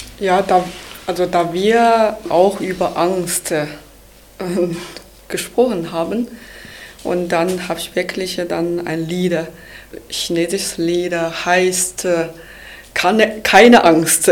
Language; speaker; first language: German; non-native, learner; Chinese